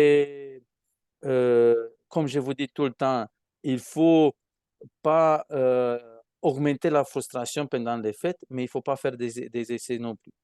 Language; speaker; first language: French; non-native, fluent; Romanian